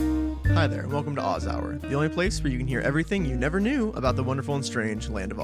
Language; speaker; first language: English; native; English